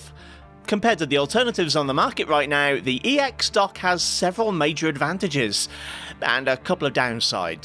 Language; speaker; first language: English; native; English